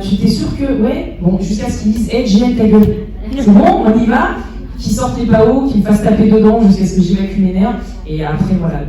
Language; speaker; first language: French; native; French